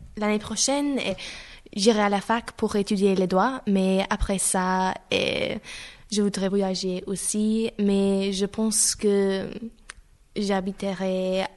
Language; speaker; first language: French; non-native, learner; English